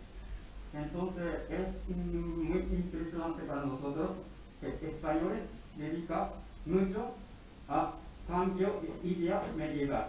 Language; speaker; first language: Spanish; non-native, learner; Japanese